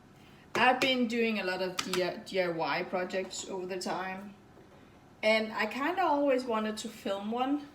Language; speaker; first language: English; non-native, fluent; Danish